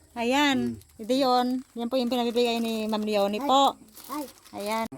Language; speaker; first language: Filipino; native; Filipino